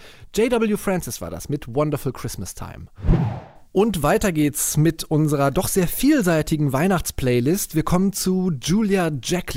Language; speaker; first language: German; native; German